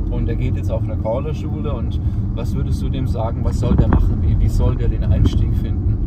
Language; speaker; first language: German; native; German